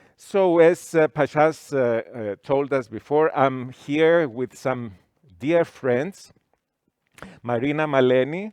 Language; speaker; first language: English; non-native, fluent; Greek